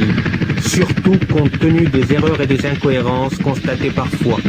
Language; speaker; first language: French; native; French